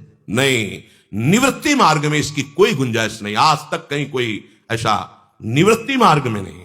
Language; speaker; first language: Hindi; native; Hindi